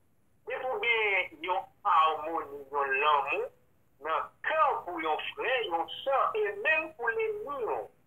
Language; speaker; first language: French; non-native, local second language; Haitian Creole